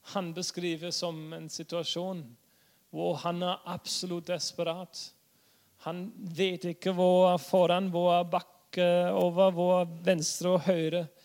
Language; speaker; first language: Norwegian; non-native, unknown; German